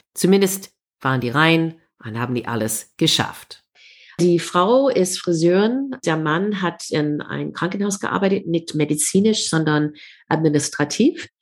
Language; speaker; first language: German; non-native, fluent; English